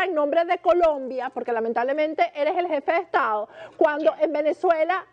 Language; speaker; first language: Spanish; native; Spanish